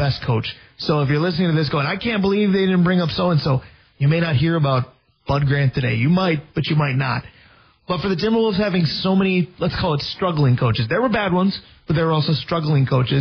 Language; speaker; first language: English; native; English